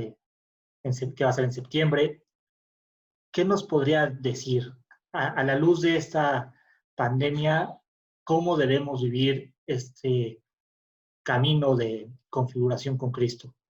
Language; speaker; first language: Spanish; native; Spanish